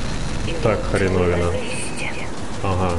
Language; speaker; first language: Russian; native; Russian